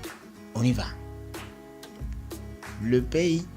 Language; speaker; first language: French; non-native, fluent; Spanish